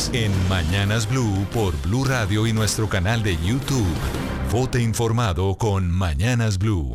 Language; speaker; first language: Spanish; native; Spanish